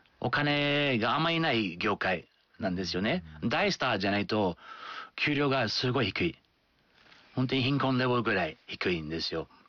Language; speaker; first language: Japanese; non-native, fluent; English